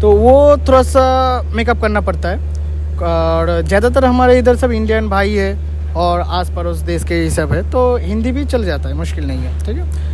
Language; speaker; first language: Hindi; non-native, local second language; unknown